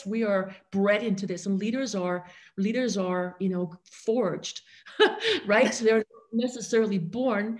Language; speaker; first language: English; non-native, fluent; German